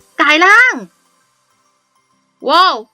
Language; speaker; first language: Thai; native; Thai